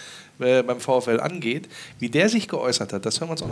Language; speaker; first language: German; native; German